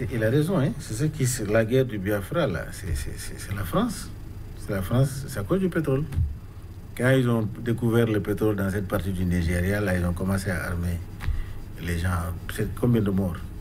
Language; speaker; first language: French; non-native, local second language; Wolof